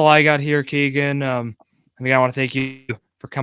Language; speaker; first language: English; native; English